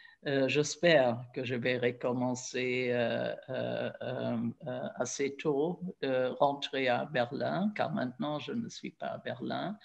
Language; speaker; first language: French; non-native, fluent; German